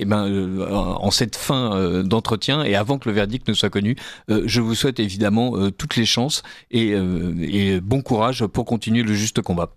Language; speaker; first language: French; native; French